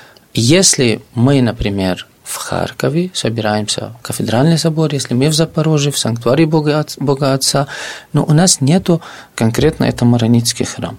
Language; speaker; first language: Russian; non-native, fluent; Arabic